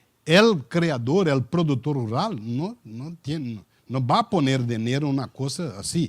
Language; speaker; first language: Spanish; non-native, learner; Portuguese